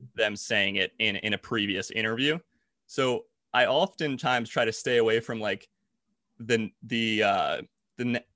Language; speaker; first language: English; native; English